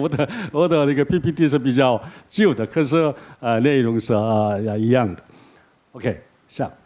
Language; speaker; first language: Chinese; non-native, learner; Korean